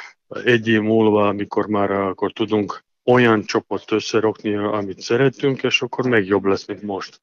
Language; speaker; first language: Hungarian; non-native, learner; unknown